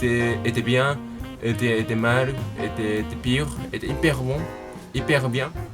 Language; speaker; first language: French; non-native, learner; Japanese